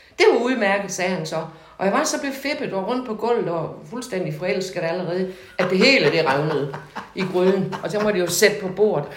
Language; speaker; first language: Danish; native; Danish